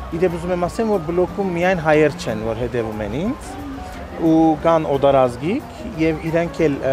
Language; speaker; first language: Armenian; early bilingual, heritage; Armenian